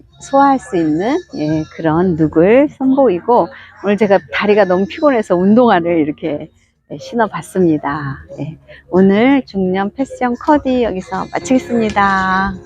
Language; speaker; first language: Korean; native; Korean